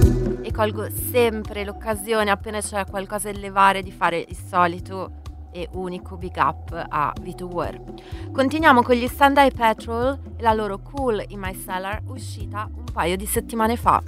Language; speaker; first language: Italian; native; Italian